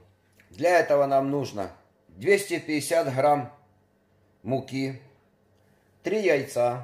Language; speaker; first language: Russian; native; Russian